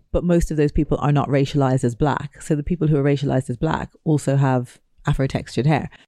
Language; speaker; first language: English; native; English